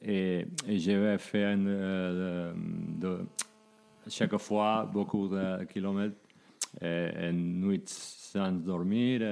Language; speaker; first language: French; non-native, learner; Spanish